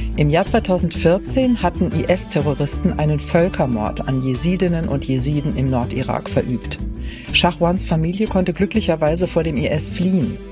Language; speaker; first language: German; native; German